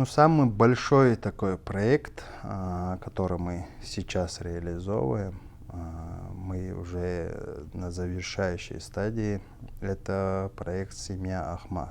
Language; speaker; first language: Russian; non-native, local second language; Chechen